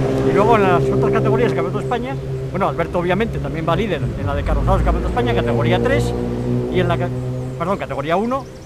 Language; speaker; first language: Spanish; native; Spanish